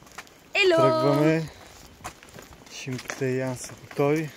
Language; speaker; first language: Bulgarian; native; Bulgarian